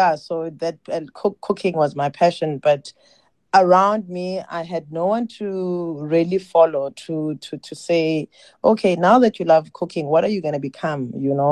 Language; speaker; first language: English; non-native, local second language; Xhosa